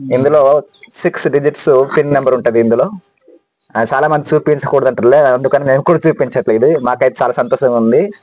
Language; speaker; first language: Telugu; non-native, local second language; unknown